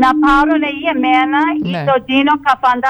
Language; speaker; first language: Greek; early bilingual, heritage; Greek